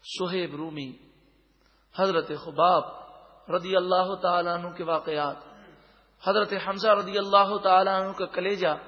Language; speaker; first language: Urdu; native; Urdu